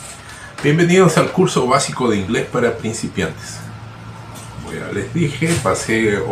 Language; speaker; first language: Spanish; non-native, fluent; Portuguese